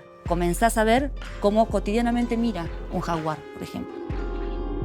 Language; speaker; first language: Spanish; native; Spanish